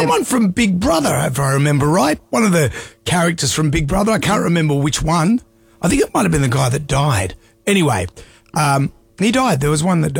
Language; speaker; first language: English; native; English